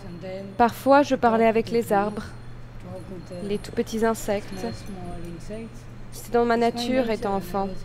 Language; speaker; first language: French; non-native, fluent; Malayalam